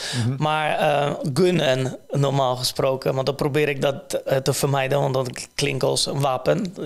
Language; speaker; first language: Dutch; non-native, fluent; Polish